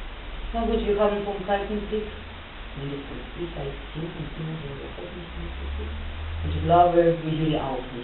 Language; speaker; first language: German; non-native, fluent; Russian